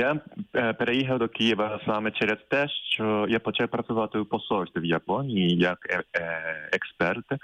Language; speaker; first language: Ukrainian; non-native, fluent; Japanese